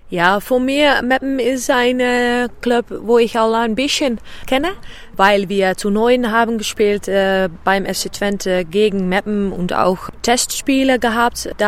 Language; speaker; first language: German; non-native, learner; Dutch